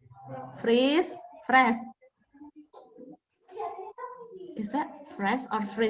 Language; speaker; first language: English; non-native, fluent; Indonesian